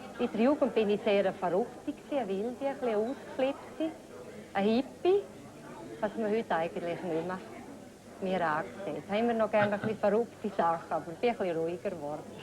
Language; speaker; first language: German; native; German